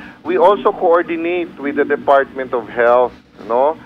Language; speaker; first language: English; non-native, local second language; Chavacano